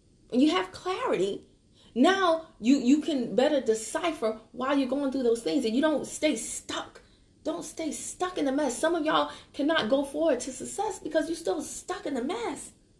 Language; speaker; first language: English; native; English